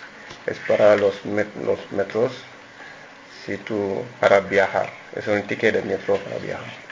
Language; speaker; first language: Spanish; non-native, learner; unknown